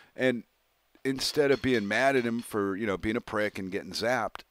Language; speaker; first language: English; native; English